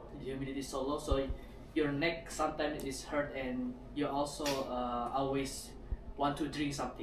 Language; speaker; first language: English; non-native, learner; Indonesian